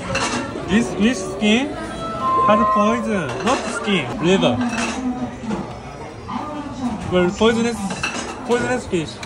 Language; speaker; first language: English; non-native, learner; Japanese